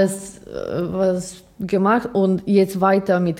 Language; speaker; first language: German; non-native, learner; Ukrainian